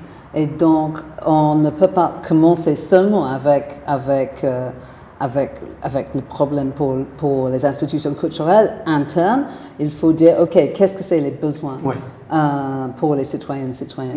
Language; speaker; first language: French; non-native, fluent; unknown